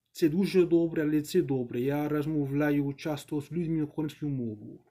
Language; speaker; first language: Ukrainian; non-native, learner; English